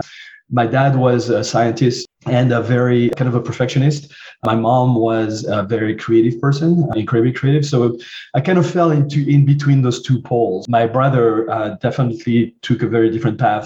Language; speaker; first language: English; non-native, fluent; French